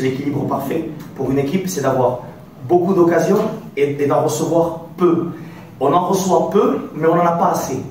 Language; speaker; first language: French; native; French